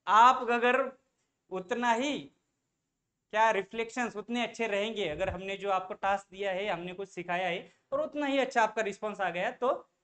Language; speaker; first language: Hindi; non-native, local second language; Marathi